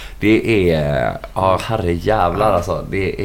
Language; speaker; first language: Swedish; native; Swedish